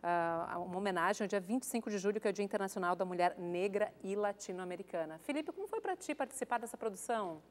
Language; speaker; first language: Portuguese; native; Portuguese